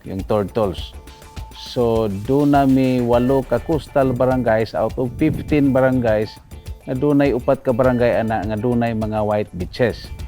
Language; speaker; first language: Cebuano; native; Cebuano